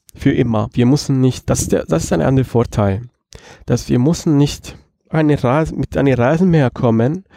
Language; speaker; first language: German; non-native, fluent; Italian